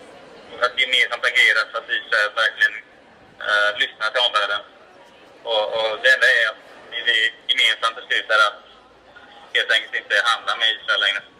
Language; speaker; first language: Swedish; native; Swedish